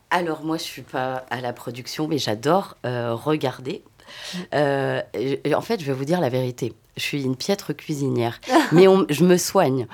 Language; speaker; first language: French; native; French